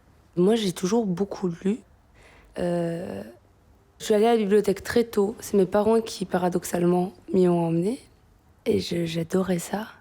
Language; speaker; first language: French; native; French